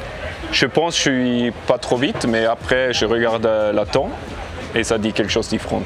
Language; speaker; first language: French; non-native, learner; English